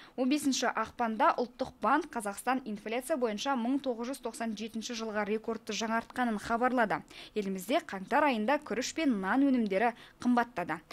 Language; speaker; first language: Kazakh; native; Kazakh